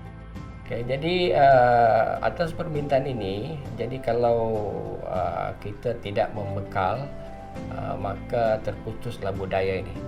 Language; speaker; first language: Indonesian; non-native, local second language; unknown